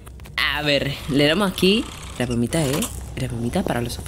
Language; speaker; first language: Spanish; native; Spanish